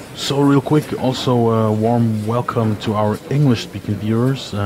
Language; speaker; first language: English; non-native, fluent; German